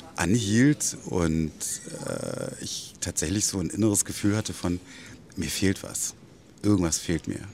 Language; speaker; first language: German; native; German